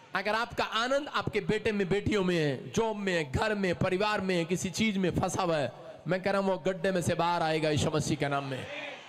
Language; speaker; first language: Hindi; non-native, local second language; Punjabi